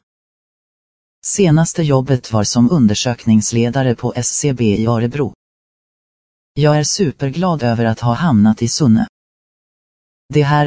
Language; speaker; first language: Swedish; native; Swedish